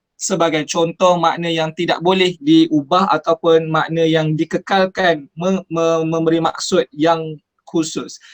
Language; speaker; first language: Malay; native; Malay